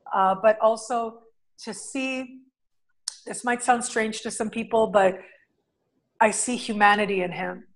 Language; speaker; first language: English; native; English